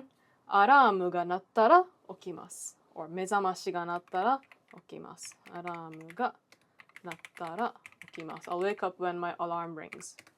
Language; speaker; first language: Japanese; early bilingual, heritage; English